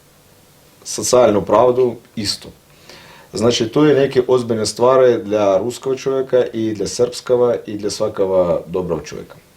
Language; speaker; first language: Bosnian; non-native, learner; Russian